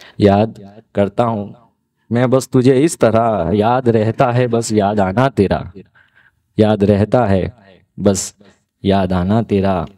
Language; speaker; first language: Hindi; non-native, local second language; Gujarati